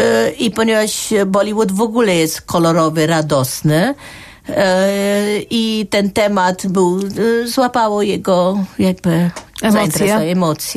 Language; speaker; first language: Polish; non-native, fluent; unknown